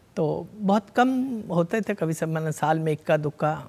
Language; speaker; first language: Hindi; non-native, local second language; Marwari